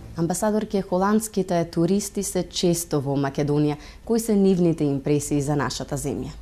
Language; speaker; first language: Macedonian; native; Macedonian